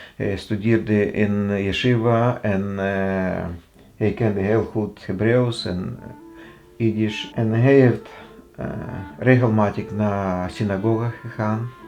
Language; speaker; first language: Dutch; non-native, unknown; Russian